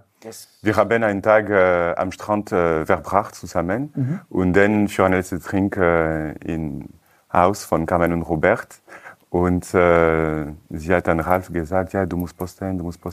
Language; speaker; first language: German; non-native, learner; French